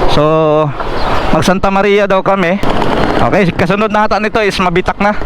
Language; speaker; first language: Filipino; native; Filipino